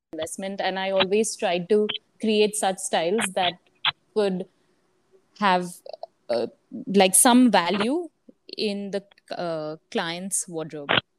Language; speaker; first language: English; non-native, local second language; Gujarati